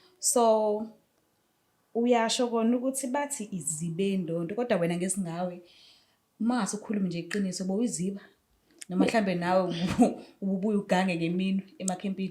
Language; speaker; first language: Zulu; native; Zulu